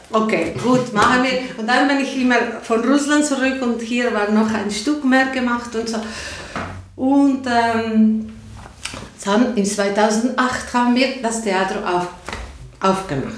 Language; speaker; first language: German; non-native, learner; Spanish